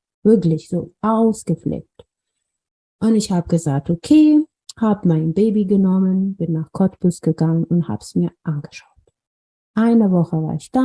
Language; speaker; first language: German; non-native, fluent; Amharic